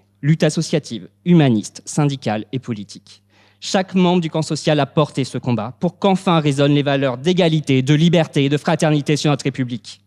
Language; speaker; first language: French; native; French